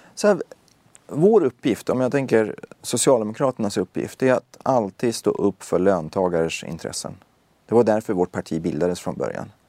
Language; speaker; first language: Swedish; early bilingual, other home language; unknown